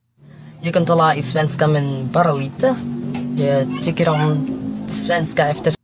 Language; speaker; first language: Swedish; non-native, learner; Filipino